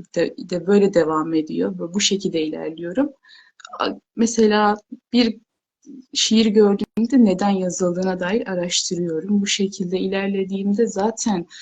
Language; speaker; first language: Turkish; native; Turkish